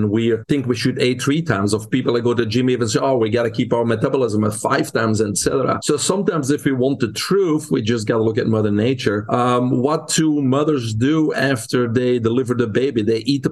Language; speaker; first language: English; non-native, fluent; Dutch